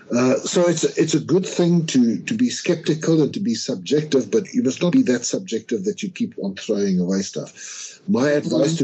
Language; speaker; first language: English; non-native, local second language; Afrikaans